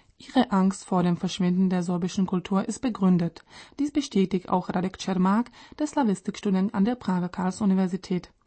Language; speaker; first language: German; non-native, fluent; Czech